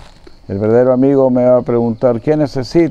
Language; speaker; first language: Italian; non-native, learner; Spanish